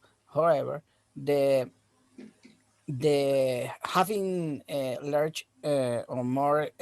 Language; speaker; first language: English; non-native, learner; Spanish